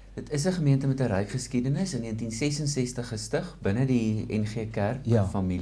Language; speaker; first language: Afrikaans; native; Afrikaans